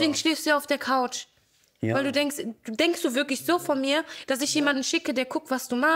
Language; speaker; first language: German; native; German